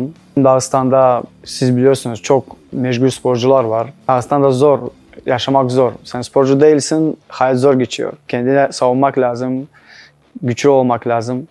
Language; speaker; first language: Turkish; non-native, learner; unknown